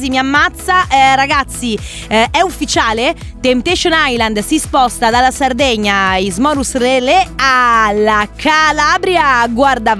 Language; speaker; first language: Italian; native; Italian